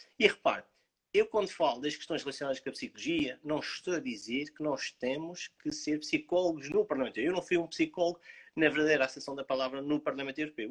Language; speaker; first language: Portuguese; native; Portuguese